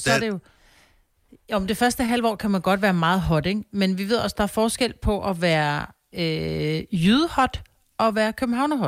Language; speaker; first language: Danish; native; Danish